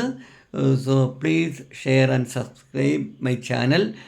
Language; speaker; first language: English; non-native, local second language; Malayalam